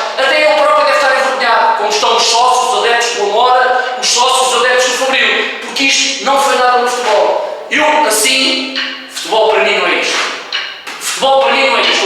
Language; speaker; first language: Portuguese; native; Portuguese